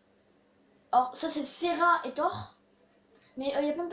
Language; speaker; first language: French; native; French